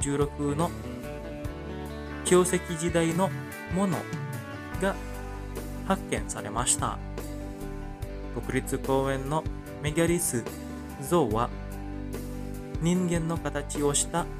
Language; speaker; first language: Japanese; non-native, fluent; Indonesian